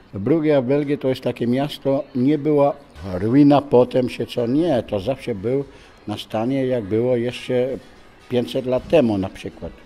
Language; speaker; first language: Polish; non-native, learner; Dutch